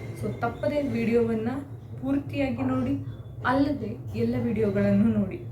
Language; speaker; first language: Kannada; native; Kannada